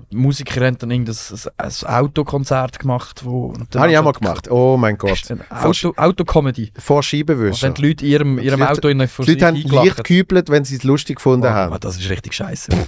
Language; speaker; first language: German; native; German